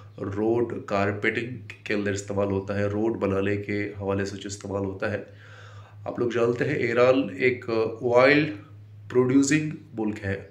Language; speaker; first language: Urdu; non-native, fluent; Baluchi